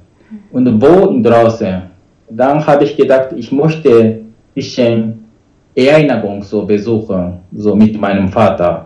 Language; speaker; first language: German; non-native, learner; Japanese